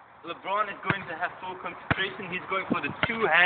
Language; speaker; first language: English; non-native, learner; Dutch